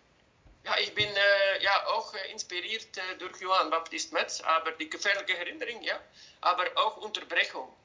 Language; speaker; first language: German; non-native, fluent; Dutch